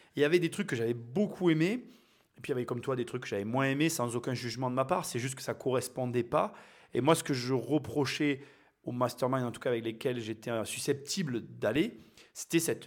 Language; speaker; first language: French; native; French